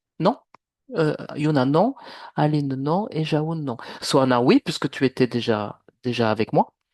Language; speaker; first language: French; native; French